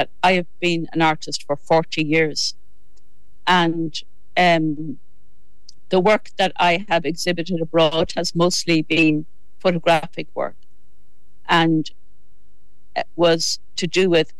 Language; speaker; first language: English; native; English